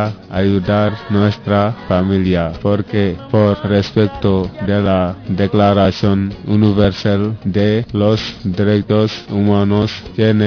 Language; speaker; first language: Spanish; non-native, learner; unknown